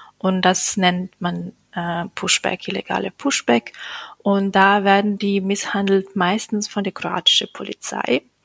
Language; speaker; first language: German; non-native, fluent; Bosnian